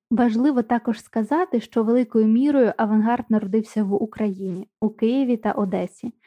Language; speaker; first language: Ukrainian; native; Ukrainian